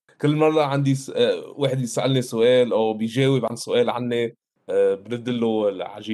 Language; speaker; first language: Arabic; early bilingual, heritage; Arabic